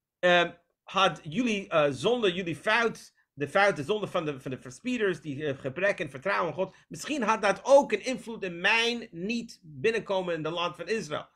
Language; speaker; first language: Dutch; non-native, fluent; English